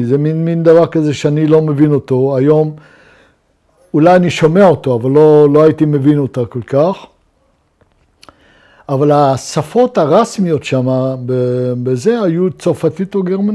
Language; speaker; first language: Hebrew; non-native, fluent; Luxembourgish